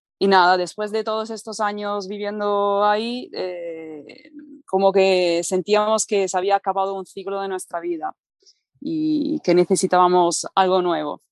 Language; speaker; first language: Spanish; non-native, fluent; Italian